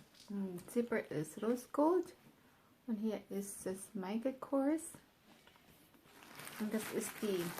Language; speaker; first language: German; non-native, learner; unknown